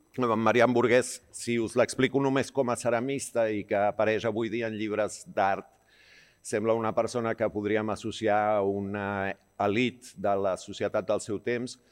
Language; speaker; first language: Catalan; early bilingual, heritage; Catalan